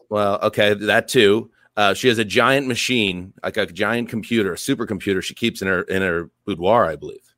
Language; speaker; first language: English; native; English